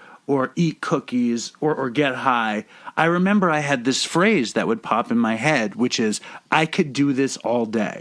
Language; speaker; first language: English; native; English